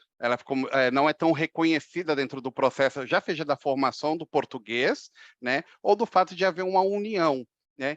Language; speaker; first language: Portuguese; native; Portuguese